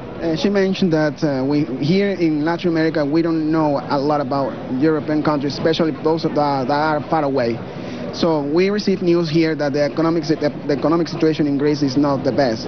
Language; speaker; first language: English; non-native, fluent; Spanish